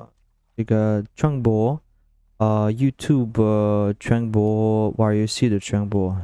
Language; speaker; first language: Chinese; non-native, learner; Russian